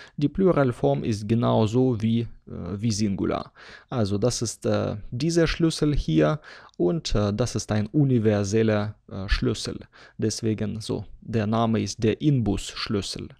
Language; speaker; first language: German; non-native, fluent; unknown